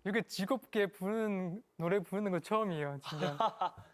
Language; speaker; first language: Korean; non-native, fluent; Chinese